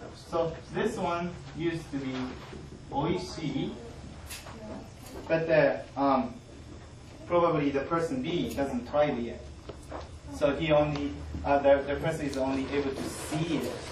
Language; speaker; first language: English; non-native, fluent; Japanese